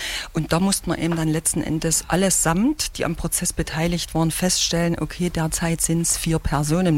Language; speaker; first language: German; native; German